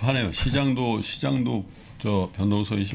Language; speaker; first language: Korean; native; Korean